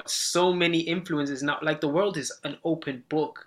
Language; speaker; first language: English; non-native, local second language; Shona